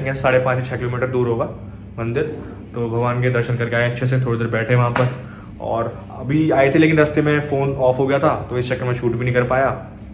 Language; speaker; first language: Hindi; native; Hindi